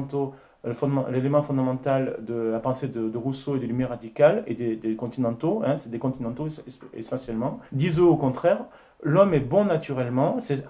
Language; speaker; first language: French; native; French